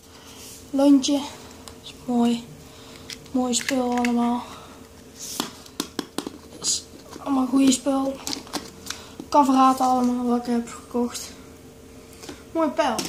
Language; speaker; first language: Dutch; native; Dutch